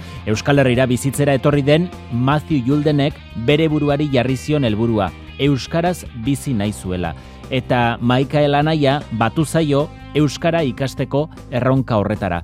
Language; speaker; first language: Basque; native; Basque